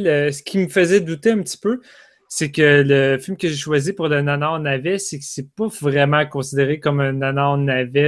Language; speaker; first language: French; native; French